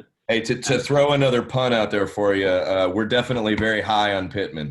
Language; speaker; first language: English; native; English